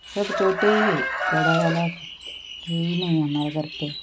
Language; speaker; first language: Hindi; non-native, local second language; Kannada